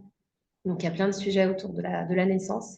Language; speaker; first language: French; native; French